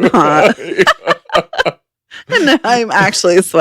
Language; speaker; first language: English; native; English